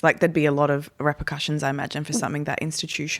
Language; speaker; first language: English; native; English